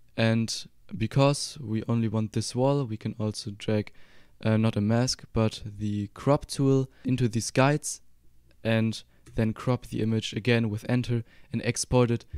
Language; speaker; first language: English; non-native, fluent; German